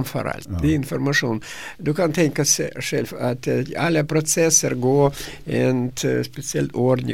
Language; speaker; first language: Swedish; non-native, fluent; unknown